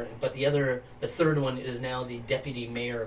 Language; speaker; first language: English; native; English